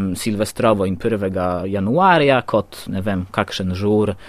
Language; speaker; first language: Slovenian; non-native, fluent; Polish